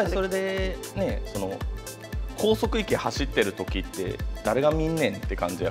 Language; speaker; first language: Japanese; native; Japanese